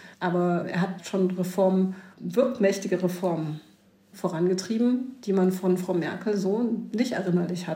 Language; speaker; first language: German; native; German